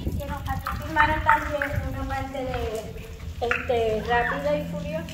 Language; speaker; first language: Spanish; native; Spanish